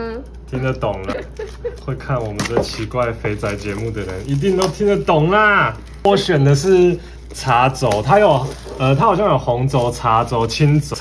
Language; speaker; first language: Chinese; native; Chinese